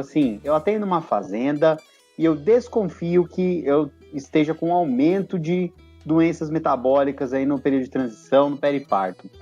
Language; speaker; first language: Portuguese; native; Portuguese